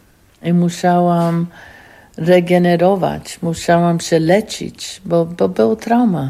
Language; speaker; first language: Polish; non-native, learner; English